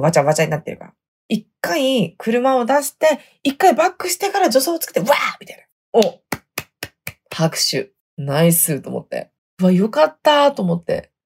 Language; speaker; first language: Japanese; native; Japanese